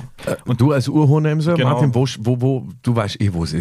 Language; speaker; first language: German; native; German